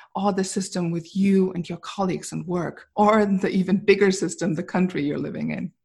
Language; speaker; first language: English; non-native, fluent; German